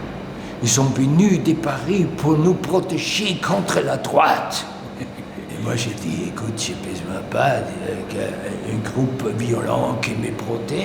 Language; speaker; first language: French; non-native, learner; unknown